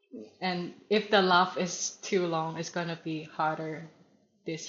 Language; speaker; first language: English; non-native, learner; Thai